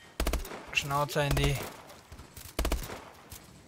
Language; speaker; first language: German; native; German